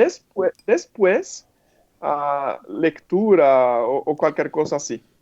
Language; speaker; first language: Spanish; non-native, fluent; Portuguese